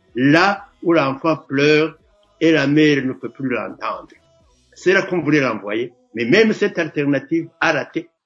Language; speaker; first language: French; non-native, local second language; Rundi